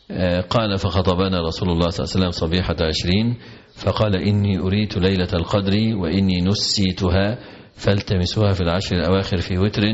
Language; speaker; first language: Arabic; native; Arabic